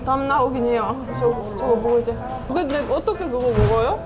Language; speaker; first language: Korean; non-native, fluent; Estonian